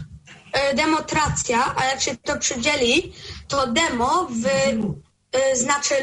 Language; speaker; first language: Polish; early bilingual, heritage; Polish